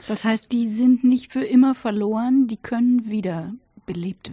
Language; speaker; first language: German; native; German